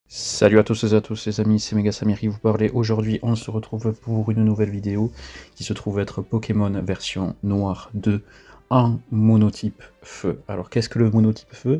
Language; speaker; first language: French; native; French